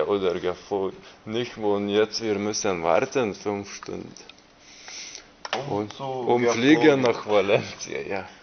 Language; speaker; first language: German; non-native, learner; Lithuanian